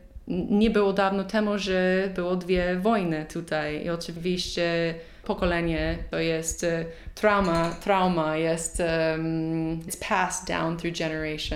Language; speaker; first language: Polish; non-native, learner; English